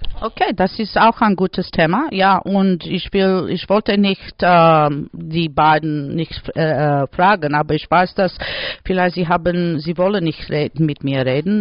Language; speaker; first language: German; non-native, learner; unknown